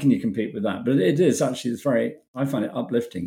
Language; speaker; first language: English; native; English